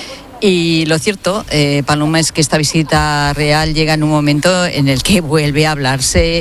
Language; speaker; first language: Spanish; native; Spanish